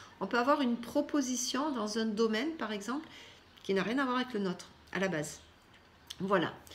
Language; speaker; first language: French; non-native, fluent; Persian